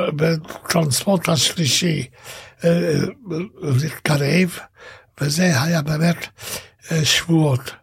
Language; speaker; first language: Hebrew; non-native, fluent; Hungarian